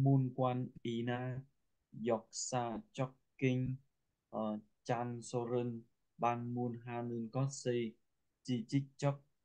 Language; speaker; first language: Korean; non-native, learner; Vietnamese